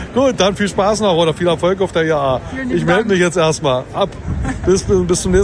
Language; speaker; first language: German; native; German